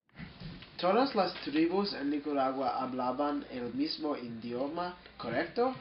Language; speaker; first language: Spanish; non-native, learner; English